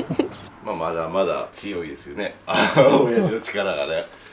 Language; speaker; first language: Japanese; native; Japanese